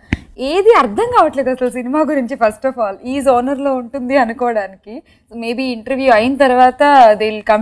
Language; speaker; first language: Telugu; native; Telugu